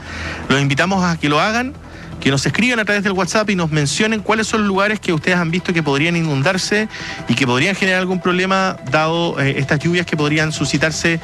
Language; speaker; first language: Spanish; native; Spanish